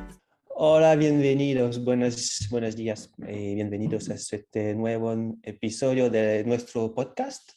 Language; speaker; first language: Spanish; non-native, fluent; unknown